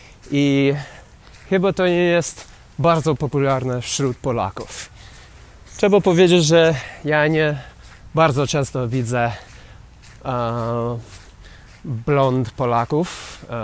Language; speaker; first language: Polish; non-native, learner; English